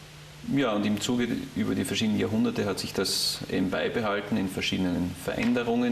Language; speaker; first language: German; native; German